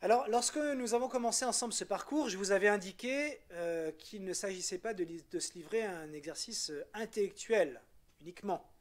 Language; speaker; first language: French; native; French